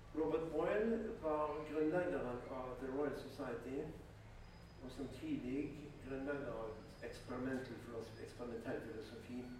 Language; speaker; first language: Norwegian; native; Norwegian